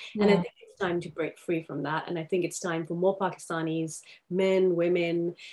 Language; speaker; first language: English; non-native, local second language; Urdu